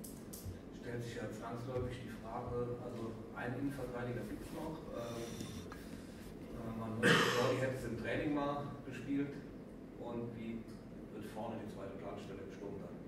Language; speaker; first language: German; native; German